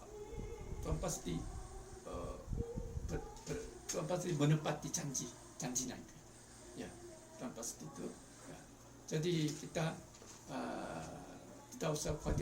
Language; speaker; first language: Indonesian; non-native, fluent; Korean